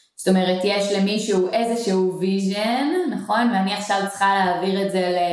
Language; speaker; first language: Hebrew; native; Hebrew